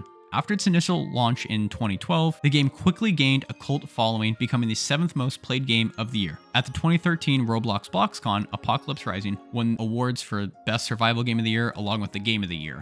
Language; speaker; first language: English; native; English